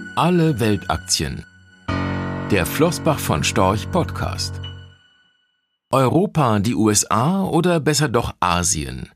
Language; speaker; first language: German; native; German